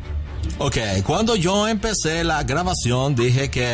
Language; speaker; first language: Spanish; non-native, fluent; English